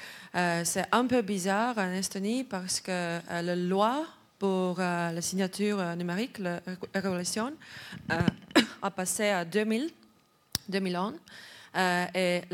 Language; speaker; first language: French; non-native, learner; Estonian